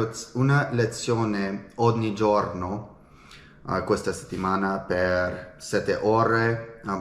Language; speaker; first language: Italian; non-native, learner; English